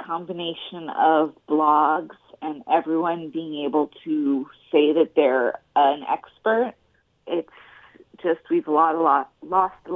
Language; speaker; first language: English; native; English